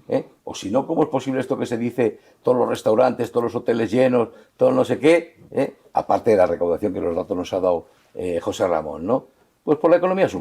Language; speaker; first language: Spanish; native; Spanish